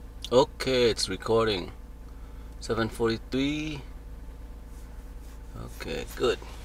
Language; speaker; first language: English; non-native, fluent; Vietnamese